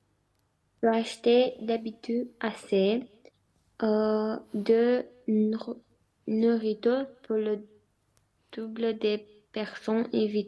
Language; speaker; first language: French; non-native, learner; Romanian